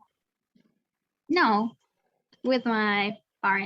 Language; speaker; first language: English; non-native, learner; Spanish